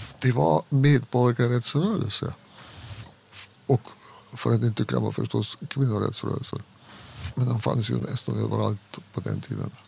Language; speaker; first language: Swedish; non-native, fluent; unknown